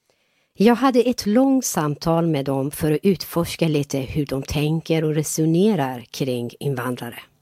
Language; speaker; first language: Swedish; non-native, fluent; Persian